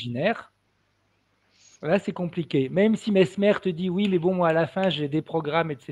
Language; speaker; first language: French; native; French